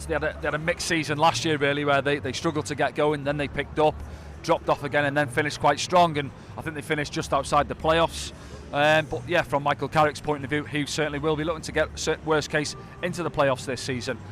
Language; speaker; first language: English; native; English